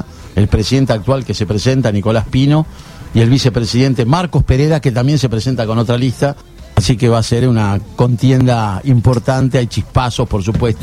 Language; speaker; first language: Spanish; native; Spanish